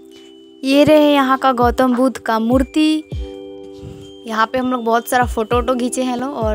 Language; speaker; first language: Hindi; native; Hindi